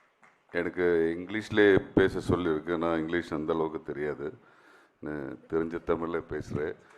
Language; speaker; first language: Tamil; non-native, learner; Malayalam